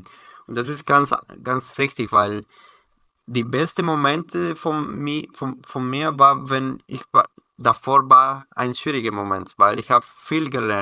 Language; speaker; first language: German; non-native, learner; Spanish